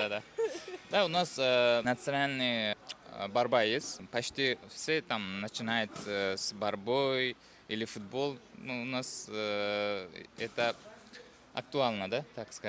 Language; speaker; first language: Russian; non-native, fluent; Uzbek